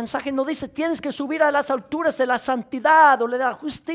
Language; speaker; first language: Spanish; native; Spanish